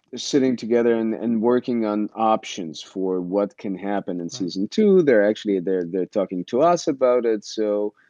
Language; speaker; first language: English; early bilingual, other home language; Russian